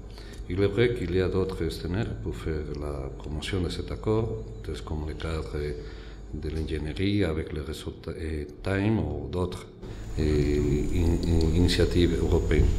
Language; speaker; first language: French; non-native, fluent; Spanish